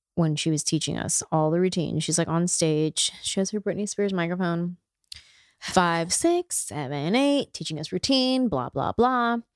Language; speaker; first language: English; native; English